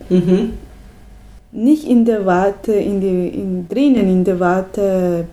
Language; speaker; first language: German; non-native, learner; Spanish